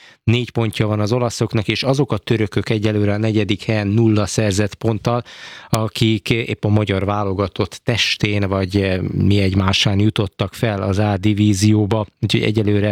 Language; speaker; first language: Hungarian; native; Hungarian